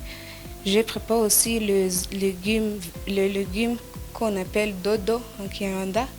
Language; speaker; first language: French; non-native, learner; Kinyarwanda